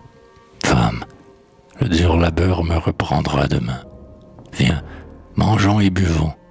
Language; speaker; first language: French; native; French